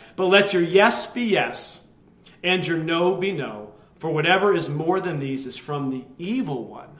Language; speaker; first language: English; native; English